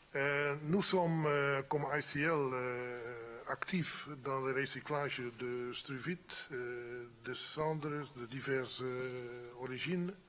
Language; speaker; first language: French; non-native, fluent; Dutch